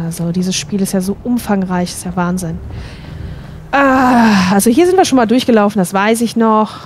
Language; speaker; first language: German; native; German